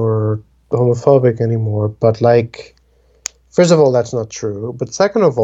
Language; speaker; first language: English; non-native, fluent; Spanish